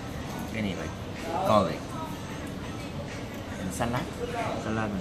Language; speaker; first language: English; non-native, learner; Korean